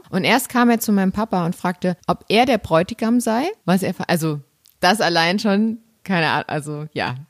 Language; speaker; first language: German; native; German